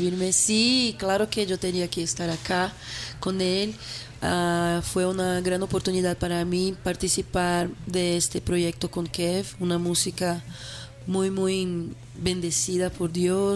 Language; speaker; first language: Spanish; non-native, fluent; Portuguese